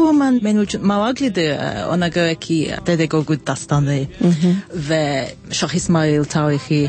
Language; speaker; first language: Azerbaijani; non-native, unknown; English